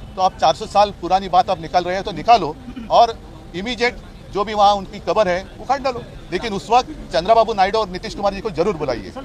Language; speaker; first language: Hindi; non-native, local second language; Marathi